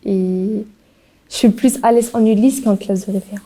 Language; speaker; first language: French; early bilingual, other home language; Albanian